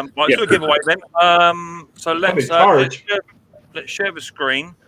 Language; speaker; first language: English; native; English